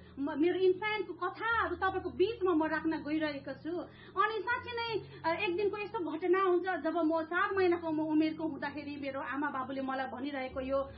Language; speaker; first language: Nepali; native; Nepali